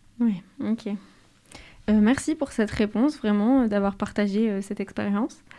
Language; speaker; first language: French; native; French